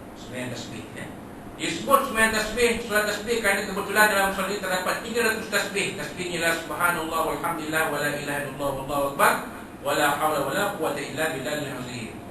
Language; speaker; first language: Malay; native; Malay